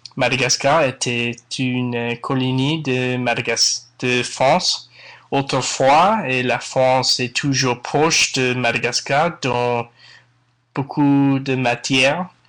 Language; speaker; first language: French; non-native, learner; English